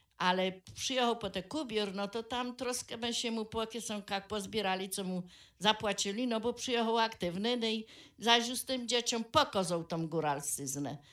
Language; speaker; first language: Polish; native; Polish